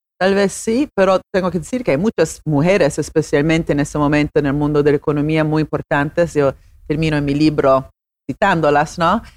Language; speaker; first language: Spanish; non-native, fluent; Italian